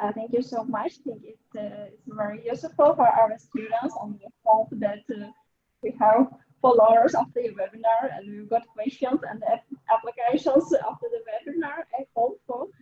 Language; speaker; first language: English; non-native, learner; Ukrainian